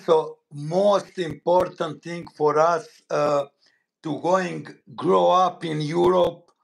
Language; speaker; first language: English; non-native, learner; Bosnian